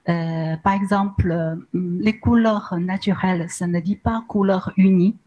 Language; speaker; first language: French; non-native, learner; Chinese